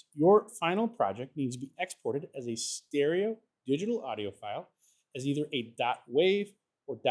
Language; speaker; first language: English; native; English